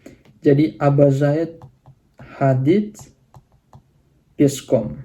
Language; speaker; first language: Russian; non-native, fluent; Indonesian